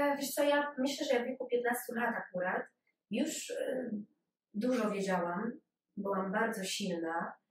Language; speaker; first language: Polish; early bilingual, other home language; Ukrainian